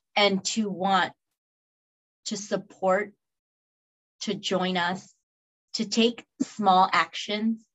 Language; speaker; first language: English; early bilingual, other home language; Spanish